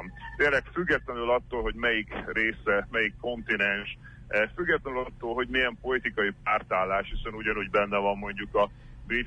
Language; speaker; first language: Hungarian; native; Hungarian